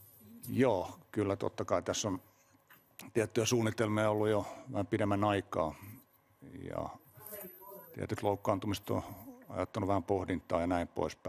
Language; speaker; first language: Finnish; native; Finnish